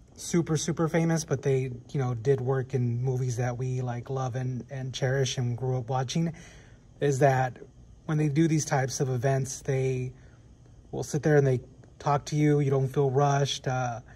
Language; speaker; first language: English; native; English